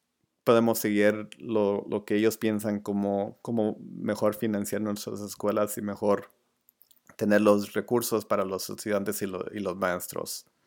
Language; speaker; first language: Spanish; early bilingual, other home language; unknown